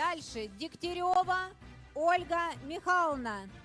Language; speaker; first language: Russian; native; Russian